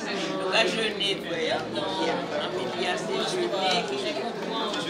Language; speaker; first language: French; non-native, local second language; Guadeloupean Creole French